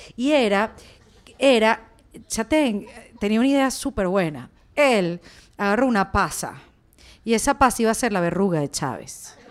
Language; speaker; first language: Spanish; native; Spanish